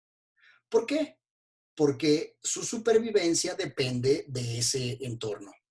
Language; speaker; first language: Spanish; native; Spanish